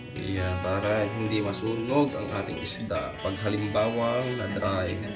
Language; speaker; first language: Filipino; non-native, local second language; Iloko